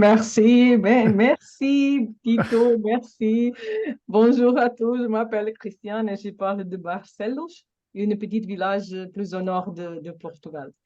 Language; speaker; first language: French; non-native, fluent; Portuguese